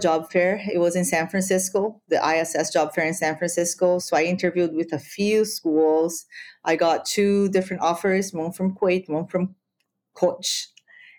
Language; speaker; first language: English; non-native, fluent; Spanish